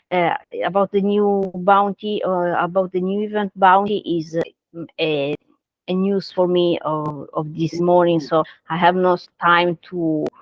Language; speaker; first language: English; non-native, learner; Italian